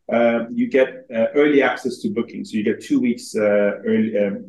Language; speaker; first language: English; non-native, fluent; Persian